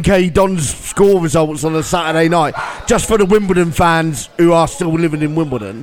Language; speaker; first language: English; native; English